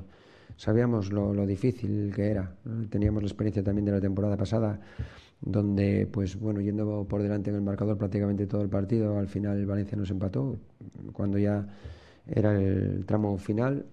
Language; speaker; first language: Spanish; native; Spanish